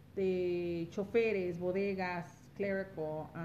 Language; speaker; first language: Spanish; early bilingual, heritage; Spanish